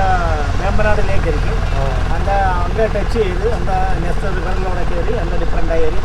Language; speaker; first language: Tamil; non-native, local second language; Malayalam